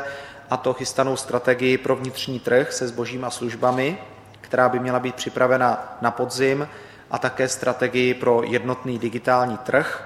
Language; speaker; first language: Czech; native; Czech